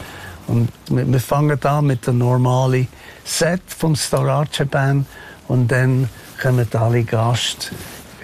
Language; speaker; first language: German; non-native, fluent; Maltese